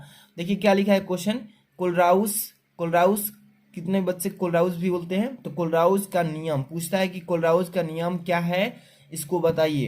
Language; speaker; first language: Hindi; native; Hindi